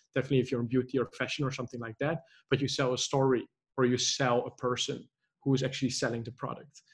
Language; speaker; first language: English; non-native, fluent; Dutch